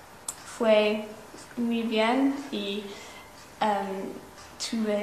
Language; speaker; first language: Spanish; non-native, learner; English